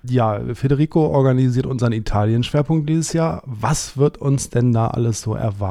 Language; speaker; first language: German; native; German